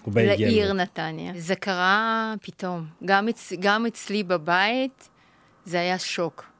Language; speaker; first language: Hebrew; early bilingual, other home language; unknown